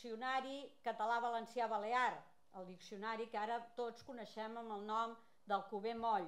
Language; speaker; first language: Catalan; native; Catalan